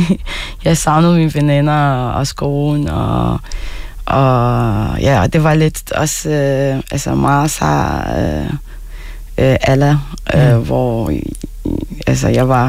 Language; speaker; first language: Danish; non-native, fluent; Arabic